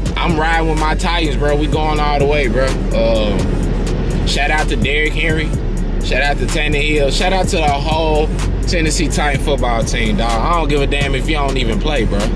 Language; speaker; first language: English; native; English